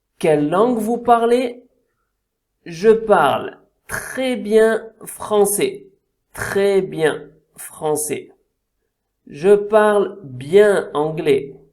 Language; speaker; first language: French; native; French